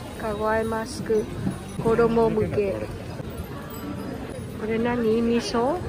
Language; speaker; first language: Japanese; non-native, learner; Vietnamese